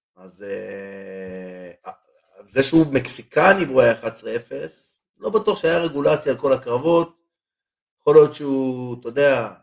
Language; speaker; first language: Hebrew; native; Hebrew